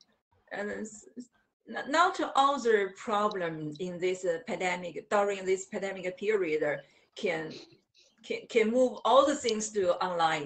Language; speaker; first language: English; non-native, learner; Chinese